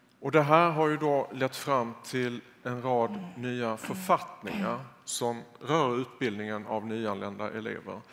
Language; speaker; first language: Swedish; native; Swedish